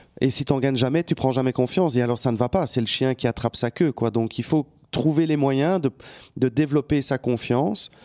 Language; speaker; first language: French; native; French